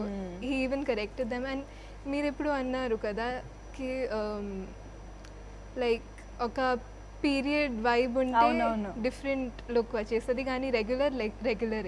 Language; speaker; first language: Telugu; non-native, fluent; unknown